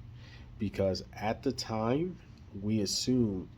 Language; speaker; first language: English; native; English